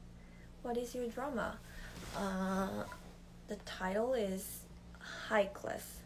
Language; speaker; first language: English; non-native, learner; Korean